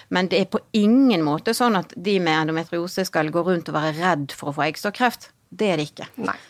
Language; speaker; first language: Norwegian; native; Norwegian